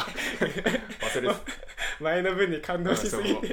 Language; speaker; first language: Japanese; native; Japanese